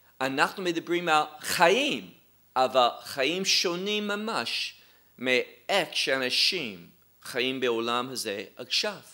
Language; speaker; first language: Hebrew; non-native, fluent; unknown